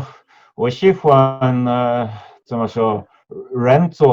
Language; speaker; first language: Chinese; non-native, learner; Norwegian